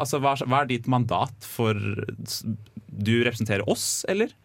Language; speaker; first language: Norwegian; native; Norwegian